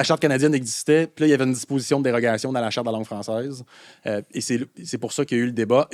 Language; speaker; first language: French; native; French